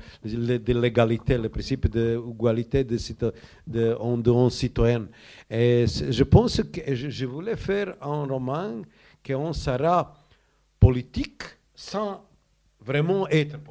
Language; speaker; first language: French; non-native, learner; Croatian